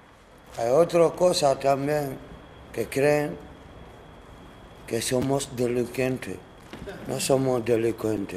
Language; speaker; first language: Spanish; non-native, learner; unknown